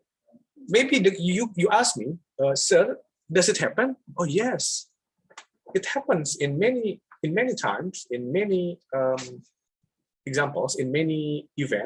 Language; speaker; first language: English; non-native, fluent; Indonesian